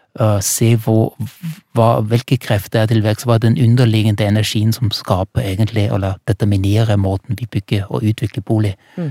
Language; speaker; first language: Norwegian; non-native, fluent; German